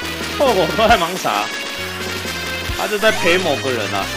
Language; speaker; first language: Chinese; native; Chinese